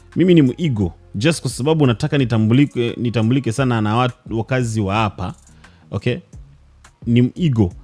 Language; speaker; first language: Swahili; non-native, local second language; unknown